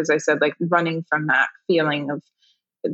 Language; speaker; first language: English; early bilingual, other home language; German